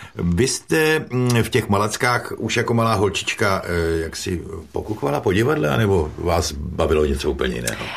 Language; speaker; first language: Czech; native; Czech